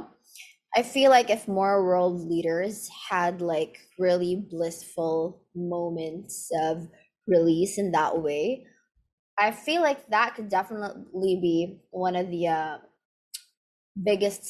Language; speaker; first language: English; non-native, local second language; Filipino